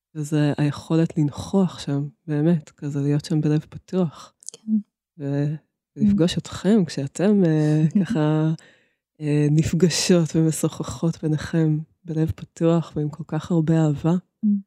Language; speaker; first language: Hebrew; early bilingual, other home language; Russian